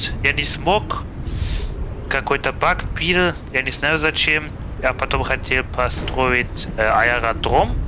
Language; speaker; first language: Russian; non-native, fluent; German